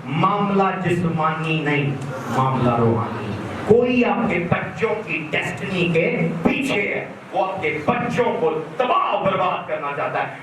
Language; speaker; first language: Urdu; native; Urdu